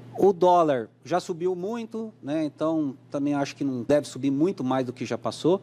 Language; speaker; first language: Portuguese; native; Portuguese